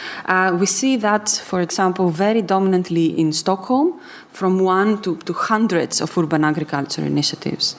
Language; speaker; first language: English; non-native, fluent; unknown